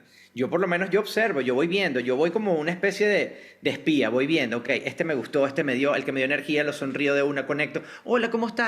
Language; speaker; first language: Spanish; native; Spanish